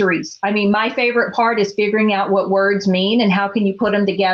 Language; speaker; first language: English; native; English